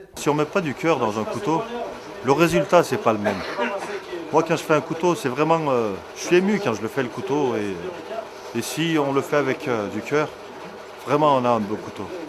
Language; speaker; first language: French; early bilingual, other home language; Turkish